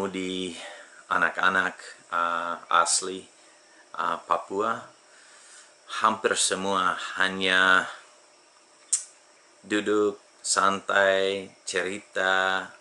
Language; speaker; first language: Indonesian; non-native, fluent; English